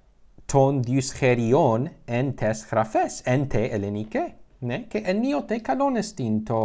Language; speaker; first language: Greek; non-native, learner; English